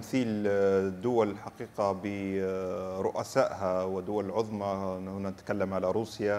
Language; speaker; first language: Arabic; native; Arabic